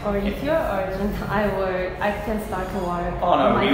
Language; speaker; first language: English; non-native, learner; Korean